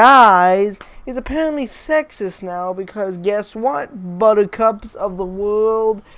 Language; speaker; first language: English; native; English